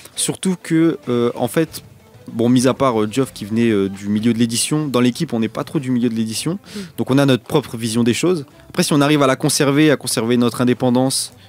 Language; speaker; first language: French; native; French